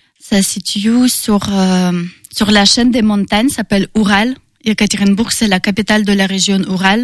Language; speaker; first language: French; non-native, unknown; Russian